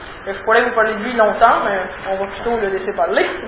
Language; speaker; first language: French; native; French